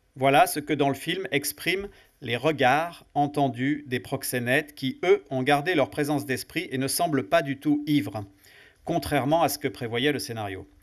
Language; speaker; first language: French; native; French